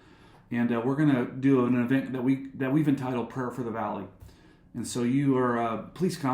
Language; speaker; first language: English; native; English